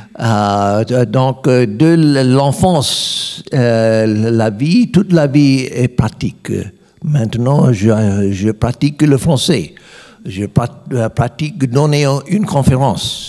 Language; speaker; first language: French; non-native, learner; English